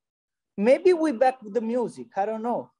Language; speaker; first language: English; non-native, learner; Italian